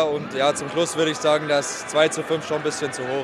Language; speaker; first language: German; native; German